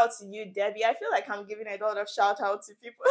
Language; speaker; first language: English; non-native, local second language; Yoruba